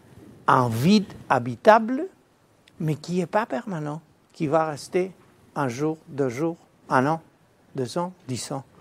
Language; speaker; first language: French; non-native, fluent; Spanish